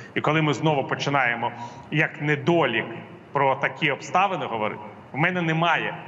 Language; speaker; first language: Ukrainian; non-native, local second language; Russian